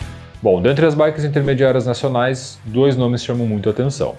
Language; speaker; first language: Portuguese; native; Portuguese